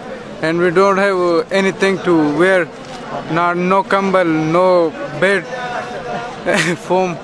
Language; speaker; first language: English; non-native, learner; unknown